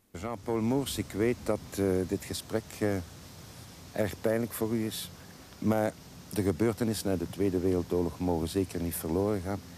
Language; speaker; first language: Dutch; native; Dutch